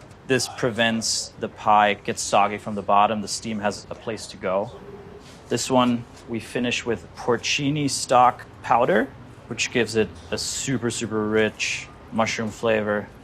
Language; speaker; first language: English; native; English